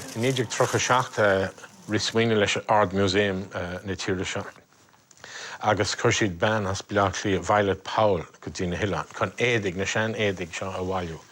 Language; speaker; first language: Irish; native; Irish